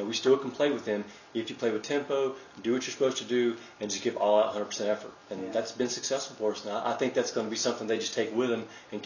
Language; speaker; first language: English; native; English